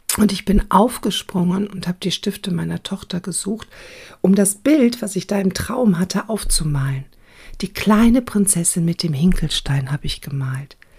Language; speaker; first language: German; early bilingual, other home language; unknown